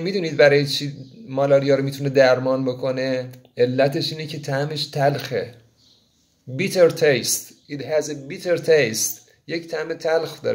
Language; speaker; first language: Persian; native; Persian